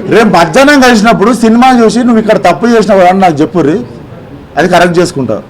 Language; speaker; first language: Telugu; native; Telugu